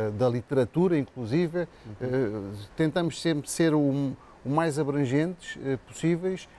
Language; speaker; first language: Portuguese; native; Portuguese